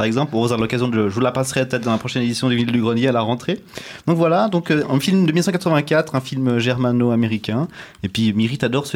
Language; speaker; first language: French; native; French